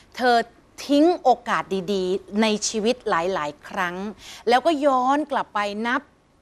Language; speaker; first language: Thai; native; Thai